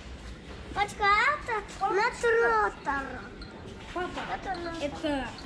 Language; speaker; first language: Russian; early bilingual, heritage; Russian